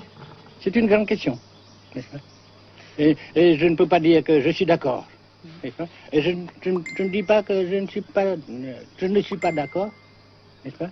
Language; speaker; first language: French; non-native, local second language; Vietnamese